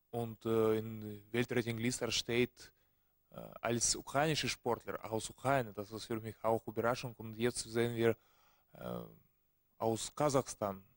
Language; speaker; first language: German; non-native, learner; Russian